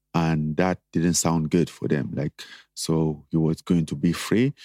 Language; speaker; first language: English; non-native, local second language; French